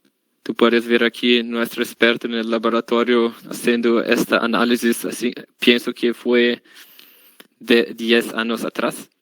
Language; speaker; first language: Spanish; non-native, learner; German